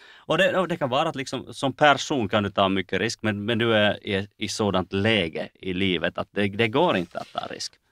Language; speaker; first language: Swedish; non-native, local second language; Finnish